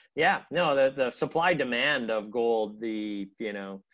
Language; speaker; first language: English; native; English